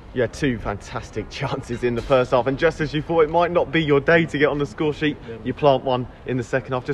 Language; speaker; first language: English; native; English